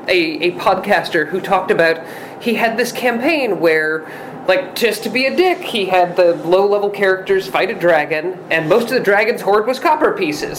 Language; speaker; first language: English; native; English